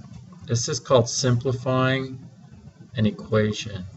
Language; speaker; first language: English; native; English